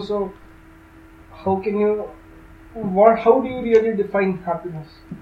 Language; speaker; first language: English; non-native, local second language; Marathi